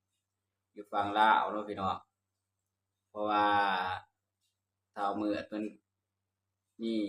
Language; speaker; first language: Thai; non-native, local second language; Lao